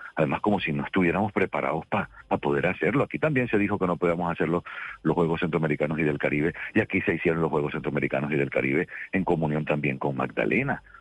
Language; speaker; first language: Spanish; native; Spanish